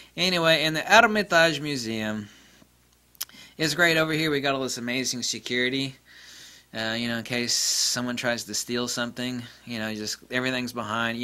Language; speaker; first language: English; native; English